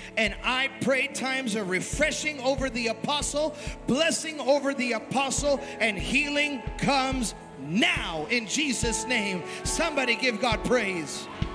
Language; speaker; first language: English; early bilingual, other home language; Spanish